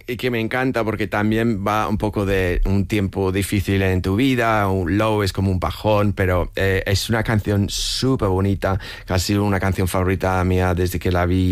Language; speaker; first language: Spanish; non-native, fluent; English